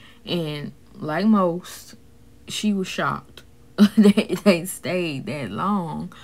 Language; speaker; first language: English; native; English